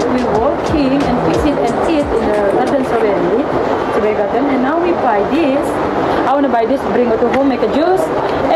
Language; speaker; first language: English; non-native, learner; Indonesian